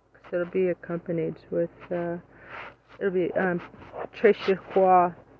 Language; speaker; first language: English; native; English